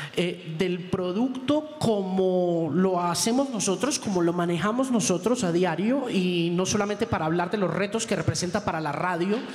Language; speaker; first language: Spanish; native; Spanish